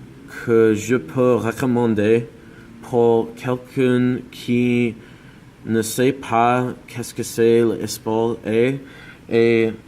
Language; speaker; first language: French; non-native, learner; English